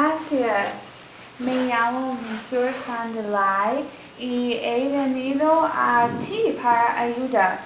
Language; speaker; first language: Spanish; non-native, learner; English